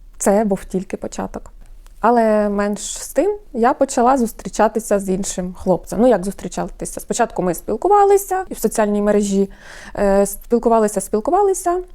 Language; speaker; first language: Ukrainian; non-native, local second language; Russian